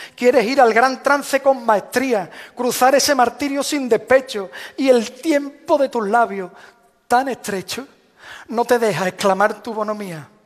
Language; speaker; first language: Spanish; native; Spanish